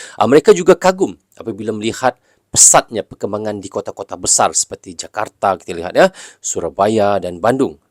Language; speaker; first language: Malay; native; Malay